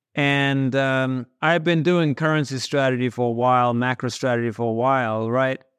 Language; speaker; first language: English; non-native, fluent; Danish